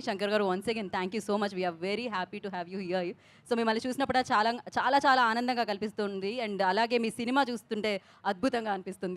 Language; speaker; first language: Telugu; native; Telugu